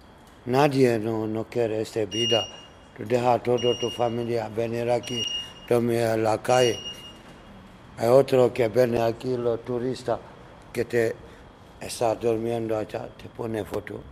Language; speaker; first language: Spanish; non-native, learner; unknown